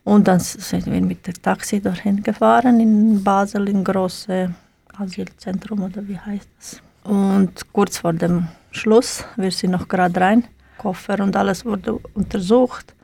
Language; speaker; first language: German; non-native, learner; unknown